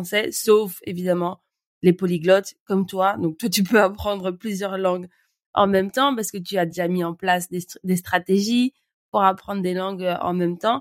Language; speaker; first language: French; native; French